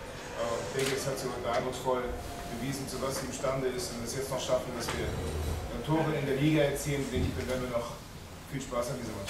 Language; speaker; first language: German; native; German